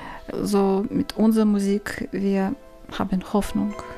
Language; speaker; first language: German; non-native, learner; Ukrainian